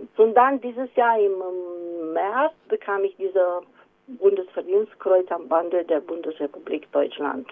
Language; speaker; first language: German; non-native, fluent; Romanian